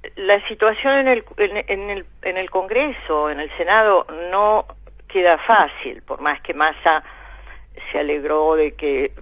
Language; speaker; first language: Spanish; native; Spanish